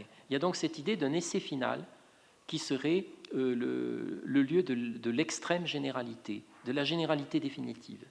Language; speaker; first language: French; native; French